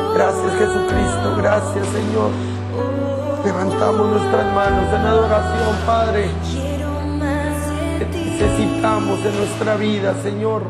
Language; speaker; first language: Spanish; native; Spanish